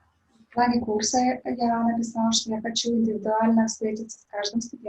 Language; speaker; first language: Russian; native; Russian